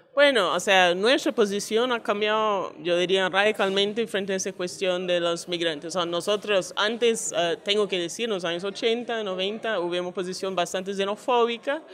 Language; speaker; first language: Spanish; non-native, fluent; English